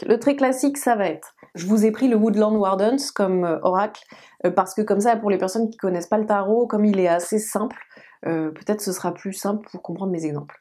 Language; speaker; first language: French; native; French